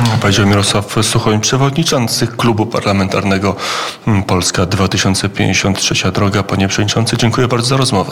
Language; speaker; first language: Polish; native; Polish